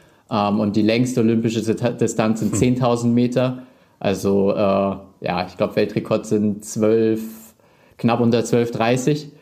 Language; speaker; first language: German; native; German